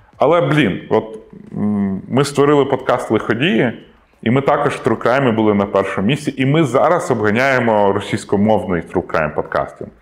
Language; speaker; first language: Ukrainian; non-native, local second language; Russian